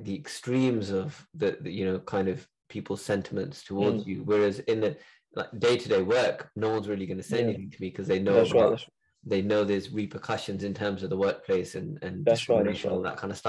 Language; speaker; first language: English; native; English